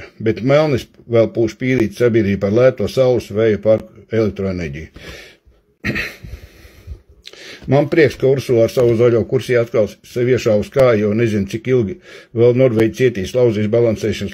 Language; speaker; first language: Latvian; native; Latvian